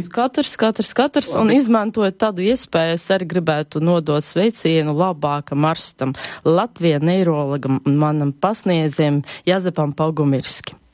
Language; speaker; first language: Latvian; non-native, local second language; Russian